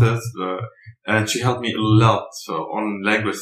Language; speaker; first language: English; non-native, learner; Arabic